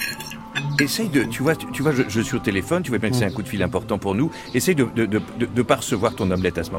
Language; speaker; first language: French; native; French